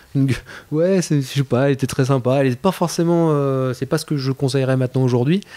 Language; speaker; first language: French; native; French